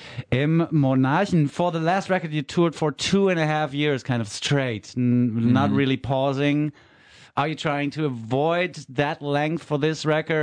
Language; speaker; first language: English; non-native, fluent; German